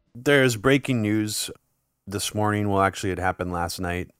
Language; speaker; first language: English; native; English